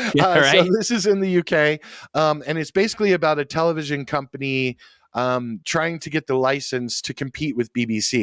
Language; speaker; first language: English; native; English